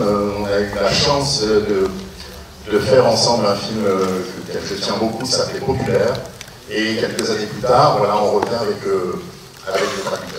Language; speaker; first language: French; native; French